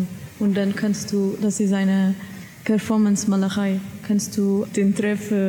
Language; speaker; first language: German; non-native, learner; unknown